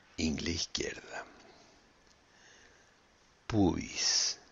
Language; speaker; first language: Spanish; native; Spanish